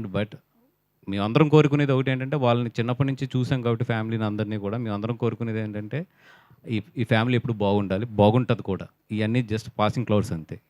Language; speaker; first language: Telugu; native; Telugu